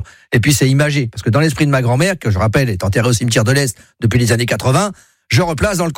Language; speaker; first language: French; native; French